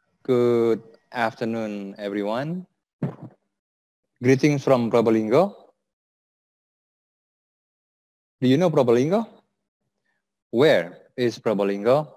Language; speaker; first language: English; non-native, fluent; Indonesian